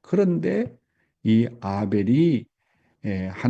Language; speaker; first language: Korean; native; Korean